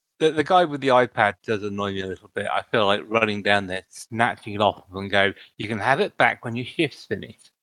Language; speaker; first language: English; native; English